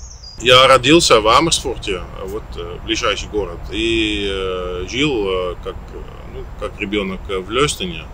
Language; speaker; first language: Russian; non-native, learner; Dutch